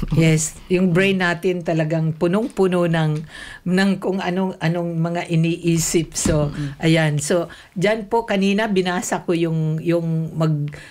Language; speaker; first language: Filipino; non-native, local second language; Cebuano